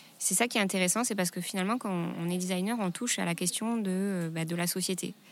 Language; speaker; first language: French; native; French